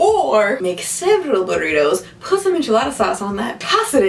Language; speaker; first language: English; native; English